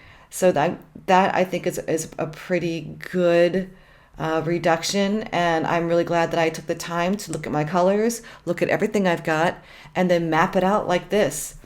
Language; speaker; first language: English; native; English